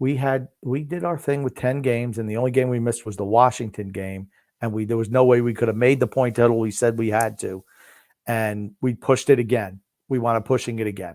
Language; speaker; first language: English; native; English